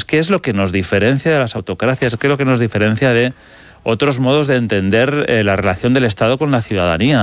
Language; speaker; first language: Spanish; native; Spanish